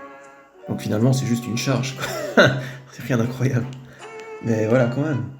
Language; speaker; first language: French; native; French